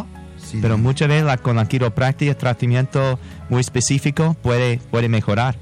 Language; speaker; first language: Spanish; non-native, fluent; English